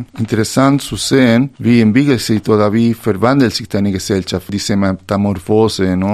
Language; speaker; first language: German; non-native, fluent; Spanish